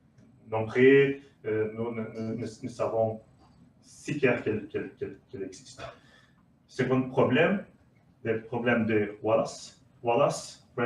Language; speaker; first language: French; non-native, learner; Portuguese